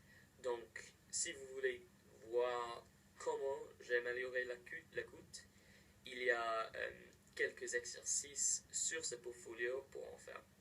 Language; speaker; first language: French; non-native, fluent; English